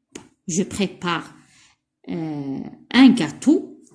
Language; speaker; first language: French; non-native, local second language; Arabic